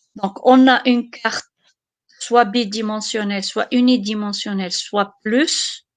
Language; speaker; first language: French; non-native, local second language; Arabic